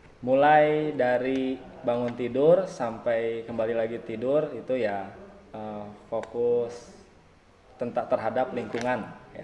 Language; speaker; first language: Indonesian; native; Indonesian